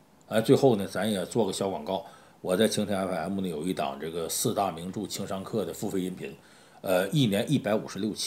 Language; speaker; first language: Chinese; native; Chinese